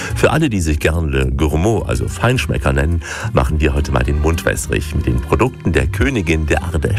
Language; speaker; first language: German; native; German